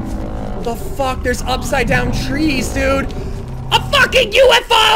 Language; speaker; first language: English; native; English